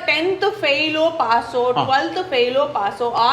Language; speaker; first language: Malayalam; non-native, learner; Tamil